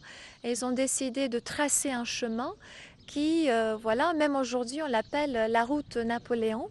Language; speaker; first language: French; non-native, fluent; Croatian